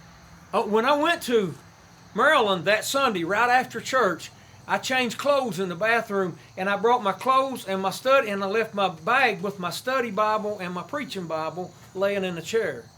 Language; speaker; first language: English; native; English